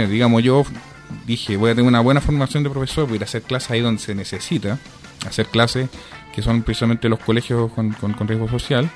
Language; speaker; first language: Spanish; native; Spanish